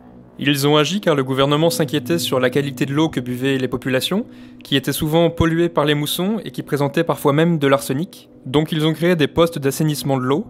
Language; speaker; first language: French; native; French